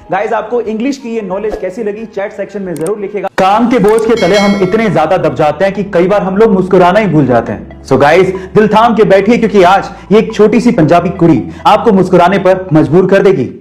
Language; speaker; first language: Hindi; native; Hindi